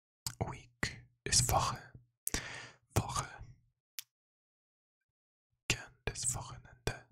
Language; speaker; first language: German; non-native, learner; English